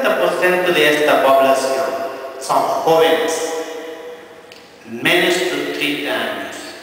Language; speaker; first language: Spanish; non-native, fluent; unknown